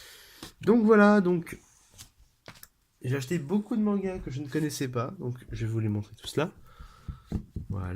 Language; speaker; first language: French; native; French